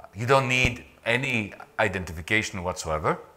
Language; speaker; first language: English; non-native, fluent; Greek